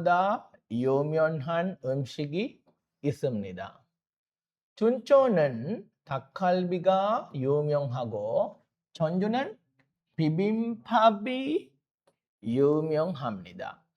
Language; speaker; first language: Korean; non-native, fluent; Sinhala